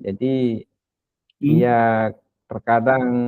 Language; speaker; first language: Indonesian; non-native, local second language; Sasak